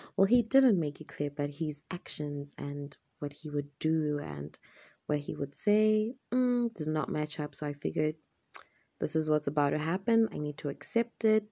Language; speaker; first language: English; non-native, local second language; Shona